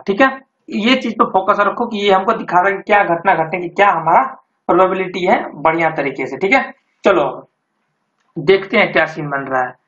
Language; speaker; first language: Hindi; native; Hindi